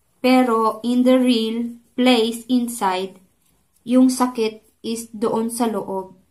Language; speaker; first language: Filipino; non-native, local second language; Cebuano